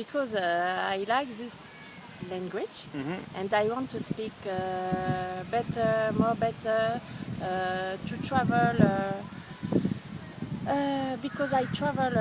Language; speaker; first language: English; non-native, learner; French